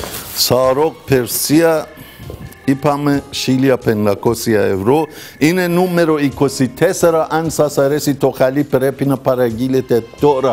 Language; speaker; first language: Greek; non-native, fluent; Persian